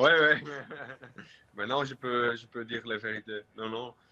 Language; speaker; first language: French; non-native, local second language; Dutch